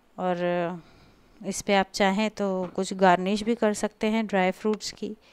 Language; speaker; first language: Hindi; native; Hindi